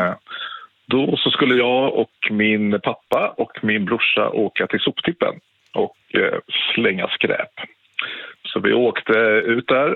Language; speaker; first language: Swedish; native; Swedish